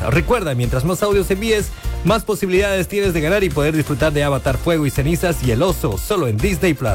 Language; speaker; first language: Spanish; native; Spanish